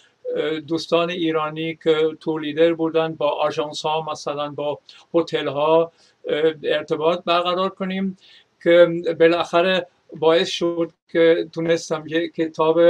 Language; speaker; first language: Persian; non-native, fluent; German